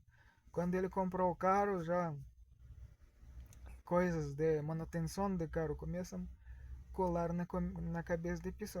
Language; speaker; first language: Portuguese; non-native, learner; Russian